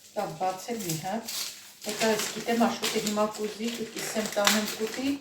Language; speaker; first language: Armenian; native; Armenian